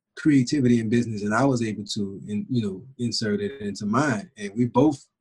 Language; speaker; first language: English; native; English